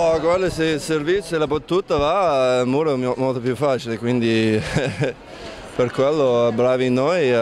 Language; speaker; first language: Italian; non-native, fluent; English